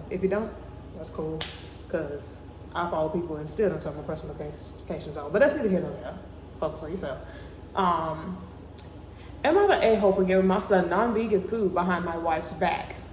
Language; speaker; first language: English; native; English